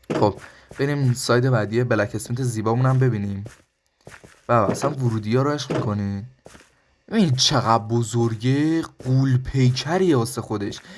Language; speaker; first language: Persian; early bilingual, heritage; Persian